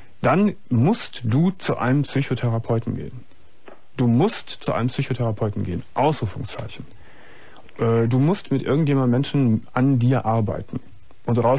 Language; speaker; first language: German; native; German